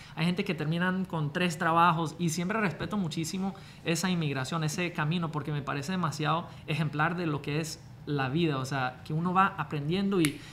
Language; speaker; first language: Spanish; non-native, fluent; English